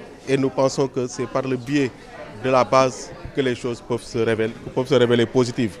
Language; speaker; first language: French; non-native, local second language; Wolof